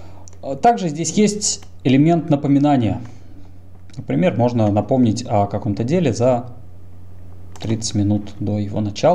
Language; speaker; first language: Russian; native; Russian